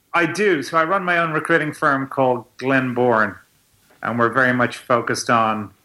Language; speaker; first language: English; native; English